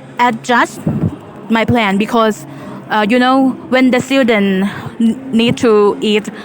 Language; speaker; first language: English; non-native, learner; Thai